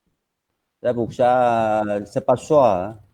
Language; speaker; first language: French; non-native, learner; Vietnamese